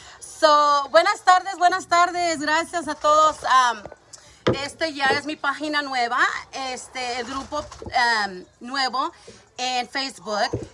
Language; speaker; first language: Spanish; early bilingual, heritage; Spanish